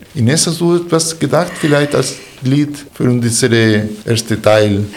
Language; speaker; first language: German; non-native, fluent; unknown